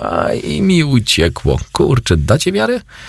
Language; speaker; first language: Polish; native; Polish